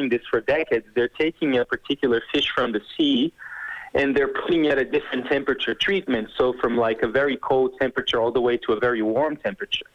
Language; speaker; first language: English; non-native, fluent; Portuguese